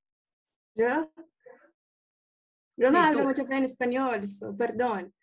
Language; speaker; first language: Spanish; non-native, learner; Portuguese